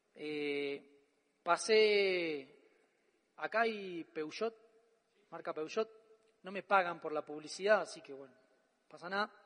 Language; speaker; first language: Spanish; native; Spanish